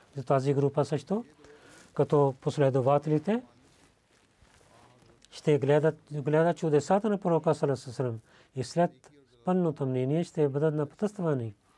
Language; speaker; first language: Bulgarian; non-native, learner; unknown